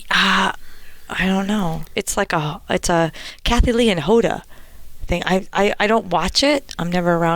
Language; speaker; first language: English; native; English